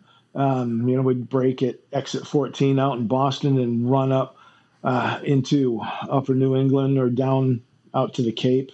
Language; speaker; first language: English; native; English